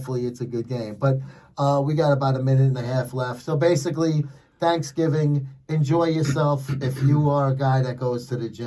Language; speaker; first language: English; native; English